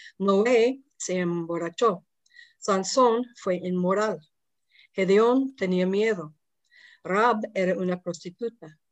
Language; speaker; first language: Spanish; non-native, fluent; English